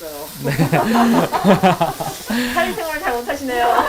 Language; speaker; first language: Korean; native; Korean